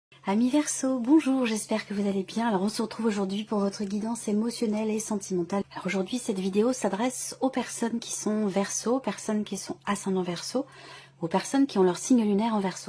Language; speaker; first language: French; native; French